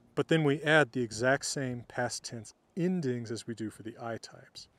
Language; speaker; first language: English; native; English